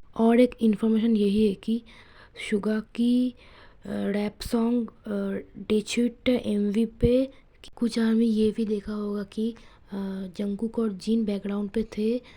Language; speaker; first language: Hindi; non-native, local second language; Bangla